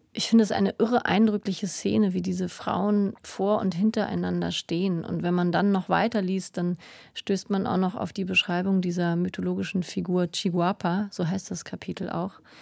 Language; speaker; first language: German; native; German